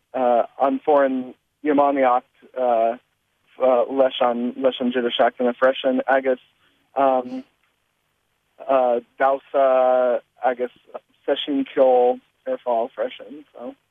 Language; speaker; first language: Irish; non-native, learner; English